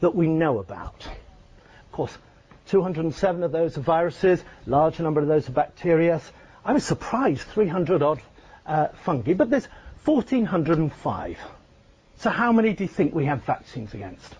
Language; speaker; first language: English; native; English